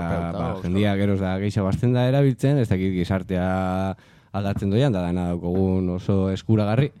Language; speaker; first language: Basque; native; Basque